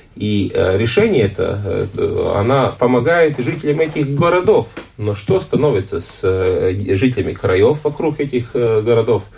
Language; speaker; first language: Russian; non-native, local second language; Latvian